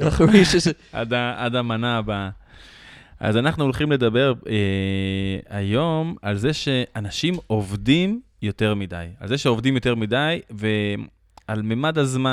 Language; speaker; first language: Hebrew; native; Hebrew